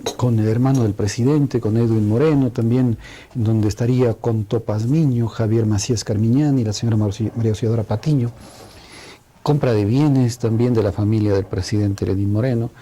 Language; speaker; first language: Spanish; native; Spanish